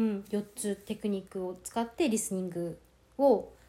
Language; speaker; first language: Japanese; native; Japanese